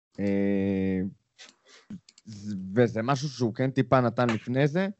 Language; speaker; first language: Hebrew; native; Hebrew